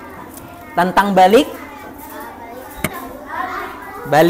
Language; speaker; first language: Indonesian; native; Indonesian